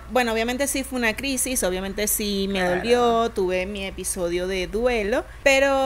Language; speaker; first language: Spanish; native; Spanish